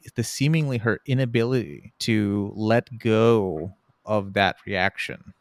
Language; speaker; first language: English; native; English